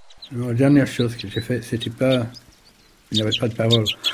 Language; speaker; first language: French; non-native, learner; English